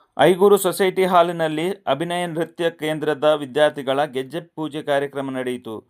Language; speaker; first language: Kannada; non-native, local second language; Kodava